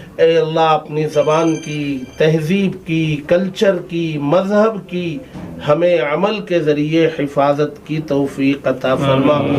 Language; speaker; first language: Urdu; native; Urdu